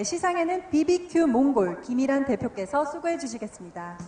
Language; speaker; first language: Korean; native; Korean